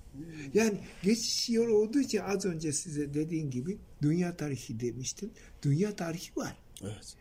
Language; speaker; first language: Turkish; non-native, fluent; Japanese